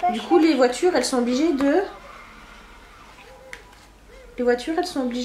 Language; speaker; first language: French; native; French